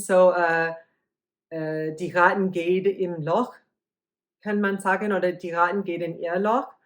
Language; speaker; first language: German; non-native, learner; English